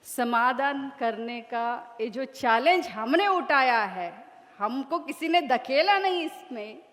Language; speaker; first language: Hindi; non-native, local second language; Kannada